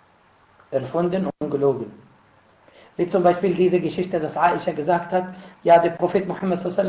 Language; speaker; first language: German; non-native, fluent; Arabic